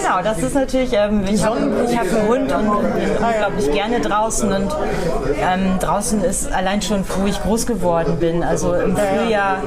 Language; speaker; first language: German; native; German